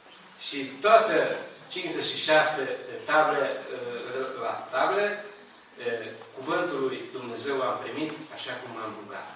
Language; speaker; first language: Romanian; non-native, learner; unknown